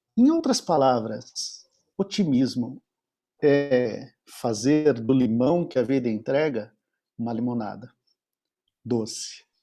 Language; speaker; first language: Portuguese; native; Portuguese